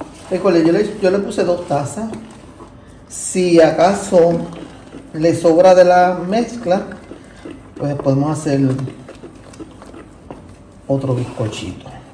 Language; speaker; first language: Spanish; native; Spanish